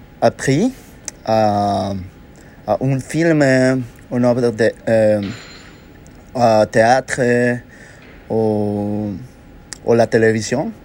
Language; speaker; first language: French; non-native, learner; Spanish